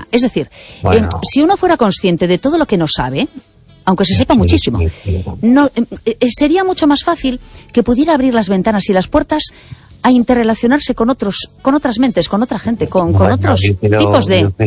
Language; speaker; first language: Spanish; native; Spanish